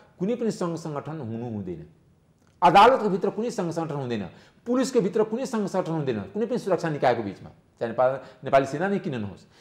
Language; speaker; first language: Nepali; native; Nepali